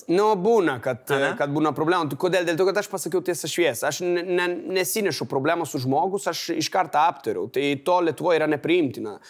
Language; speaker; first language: Lithuanian; non-native, fluent; Italian